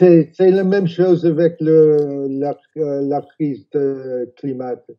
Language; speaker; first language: French; non-native, fluent; English